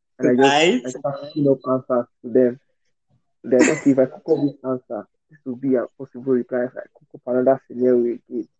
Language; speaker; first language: English; non-native, local second language; Yoruba